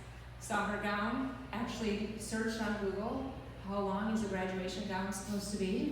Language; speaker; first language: English; native; English